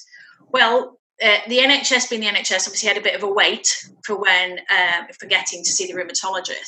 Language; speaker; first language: English; native; English